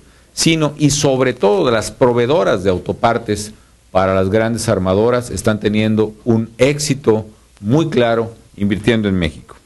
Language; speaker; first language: Spanish; native; Spanish